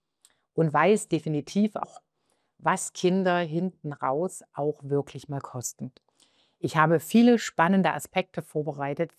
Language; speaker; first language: German; native; German